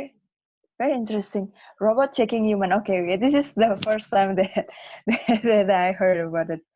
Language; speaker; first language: English; non-native, fluent; Indonesian